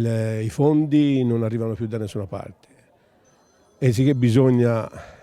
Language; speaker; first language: Italian; native; Italian